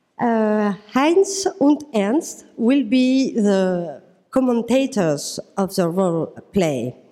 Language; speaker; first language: English; non-native, fluent; French